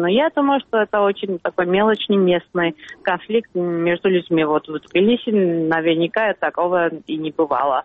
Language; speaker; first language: Russian; non-native, fluent; Georgian